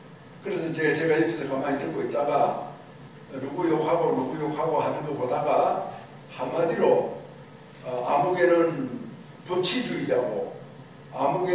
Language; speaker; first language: Korean; native; Korean